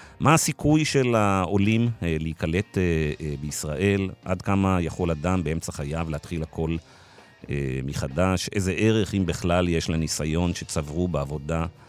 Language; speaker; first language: Hebrew; native; Hebrew